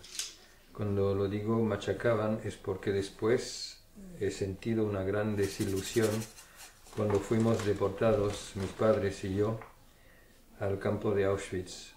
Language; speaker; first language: Spanish; early bilingual, heritage; German